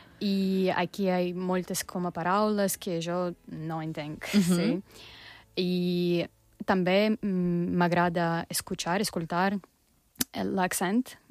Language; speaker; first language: Catalan; non-native, learner; Russian